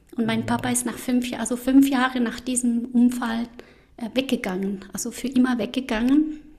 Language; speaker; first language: German; non-native, fluent; Spanish